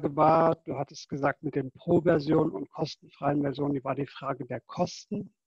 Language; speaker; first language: German; native; German